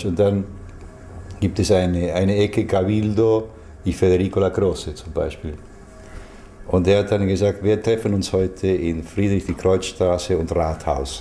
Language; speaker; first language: German; early bilingual, heritage; German